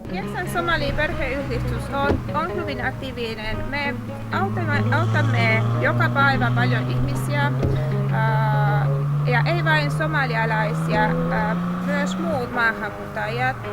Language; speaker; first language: Finnish; non-native, learner; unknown